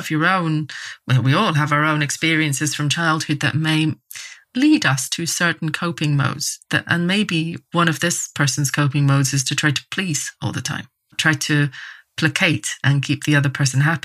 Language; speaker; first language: English; native; English